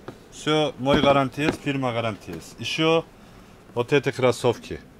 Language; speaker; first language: Russian; non-native, learner; Turkish